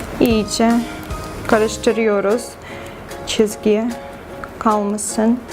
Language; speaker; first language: Turkish; non-native, fluent; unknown